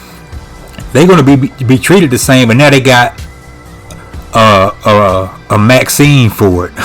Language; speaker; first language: English; native; English